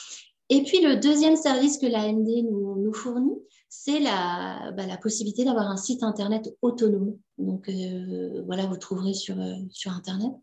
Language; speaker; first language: French; native; French